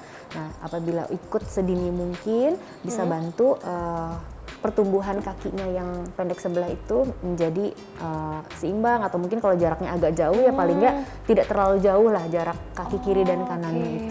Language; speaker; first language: Indonesian; native; Indonesian